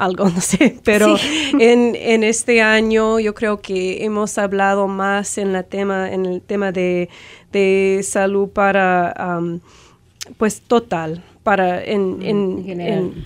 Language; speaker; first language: Spanish; non-native, fluent; English